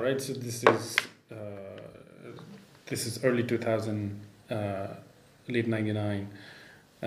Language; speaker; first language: English; non-native, local second language; Nepali